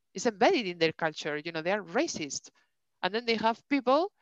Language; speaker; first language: English; non-native, fluent; Spanish